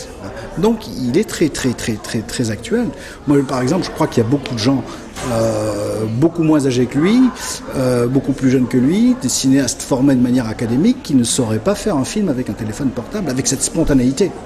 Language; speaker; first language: French; native; French